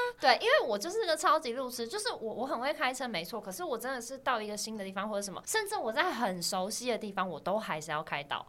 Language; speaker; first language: Chinese; native; Chinese